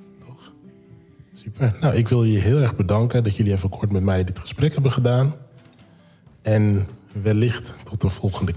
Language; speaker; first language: Dutch; native; Dutch